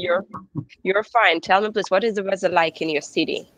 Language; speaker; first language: English; non-native, fluent; Russian